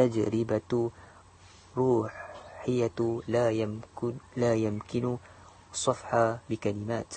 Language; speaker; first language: Arabic; non-native, learner; Malay